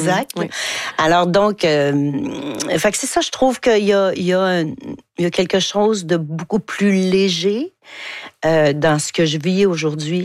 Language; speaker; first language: French; native; French